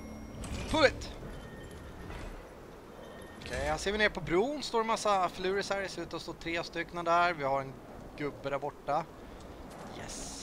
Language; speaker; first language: Swedish; native; Swedish